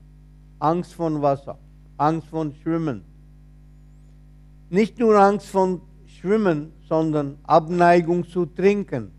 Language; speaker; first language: German; non-native, fluent; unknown